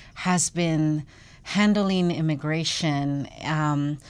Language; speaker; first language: English; non-native, fluent; Spanish